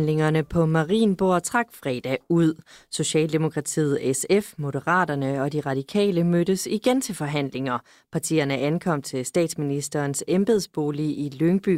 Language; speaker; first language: Danish; native; Danish